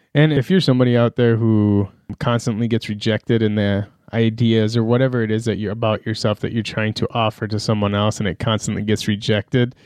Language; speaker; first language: English; early bilingual, other home language; Persian